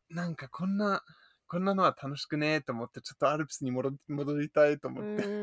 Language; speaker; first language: Japanese; non-native, fluent; German